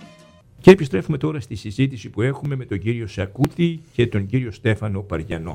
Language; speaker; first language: Greek; native; Greek